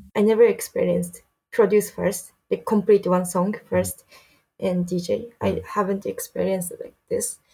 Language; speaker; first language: English; non-native, learner; Japanese